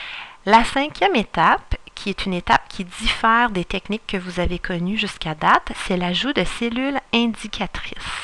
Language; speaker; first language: French; native; French